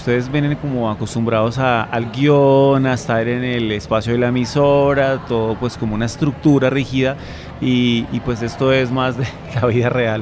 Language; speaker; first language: Spanish; native; Spanish